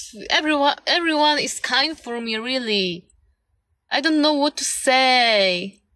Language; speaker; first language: English; non-native, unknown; Polish